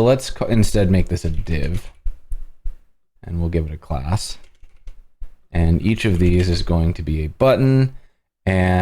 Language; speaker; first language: English; native; English